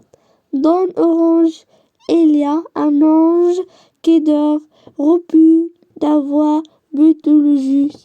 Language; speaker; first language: French; non-native, learner; Arabic